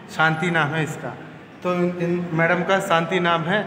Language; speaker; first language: Hindi; non-native, local second language; Bangla